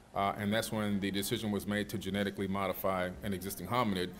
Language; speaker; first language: English; native; English